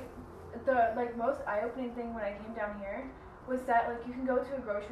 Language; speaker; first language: English; native; English